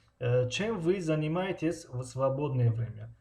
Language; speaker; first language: Russian; non-native, local second language; Tajik